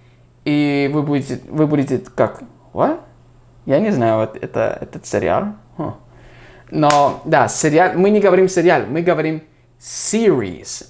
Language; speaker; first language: Russian; non-native, fluent; English